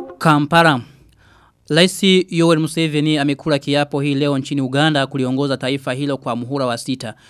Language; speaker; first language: Swahili; non-native, local second language; Rundi